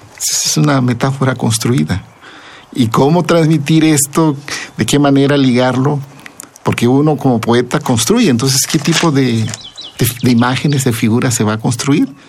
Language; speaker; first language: Spanish; non-native, local second language; Zapotec